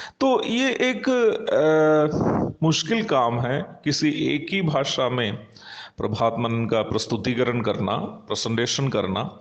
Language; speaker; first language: Hindi; non-native, local second language; Malayalam